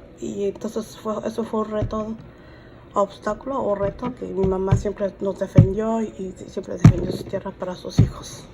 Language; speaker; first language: Spanish; native; Spanish